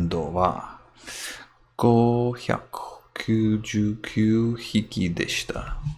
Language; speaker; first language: Japanese; non-native, learner; English